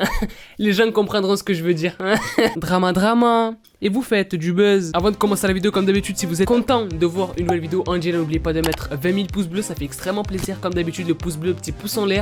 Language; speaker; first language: French; native; French